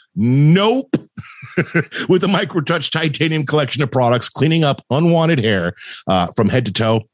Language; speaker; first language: English; native; English